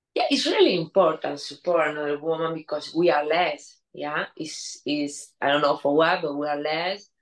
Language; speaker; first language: English; non-native, learner; Spanish